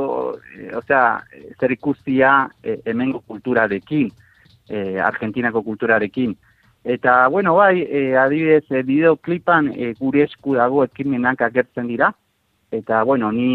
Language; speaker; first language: Basque; non-native, fluent; Spanish